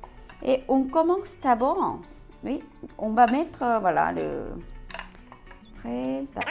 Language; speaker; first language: French; non-native, learner; Korean